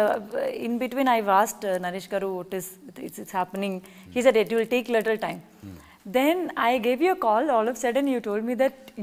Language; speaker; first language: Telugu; non-native, learner; Malayalam